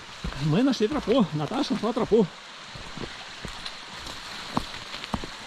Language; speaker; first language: Russian; native; Russian